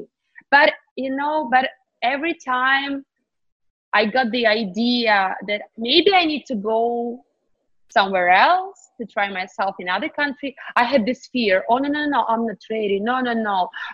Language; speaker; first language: English; non-native, fluent; Ukrainian